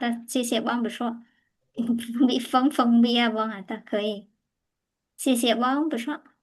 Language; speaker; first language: Chinese; non-native, fluent; Khmer